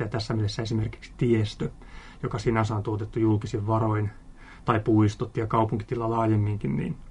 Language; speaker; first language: Finnish; native; Finnish